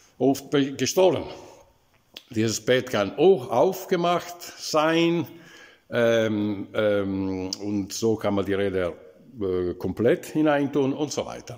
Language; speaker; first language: German; non-native, local second language; Italian